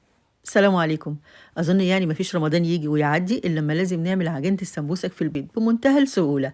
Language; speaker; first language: Arabic; native; Arabic